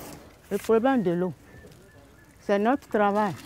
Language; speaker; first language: French; non-native, learner; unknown